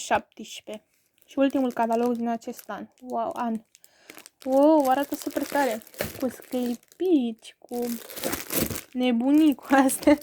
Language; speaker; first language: Romanian; native; Romanian